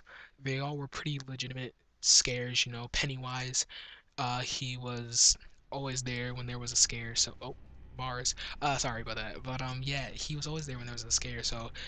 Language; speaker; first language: English; native; English